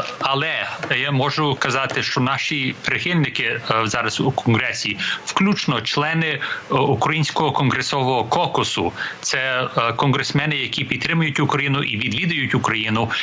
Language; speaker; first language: Ukrainian; early bilingual, heritage; English